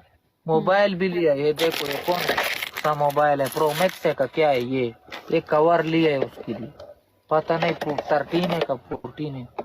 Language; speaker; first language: Hindi; non-native, fluent; Pashto